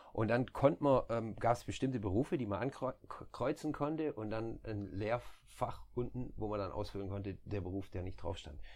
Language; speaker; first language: German; native; German